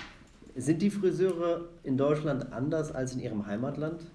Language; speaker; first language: German; non-native, fluent; Arabic